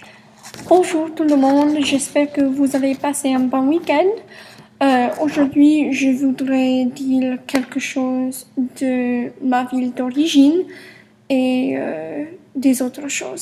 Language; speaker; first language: French; non-native, learner; English